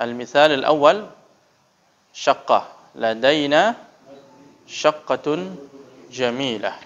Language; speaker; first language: Arabic; non-native, fluent; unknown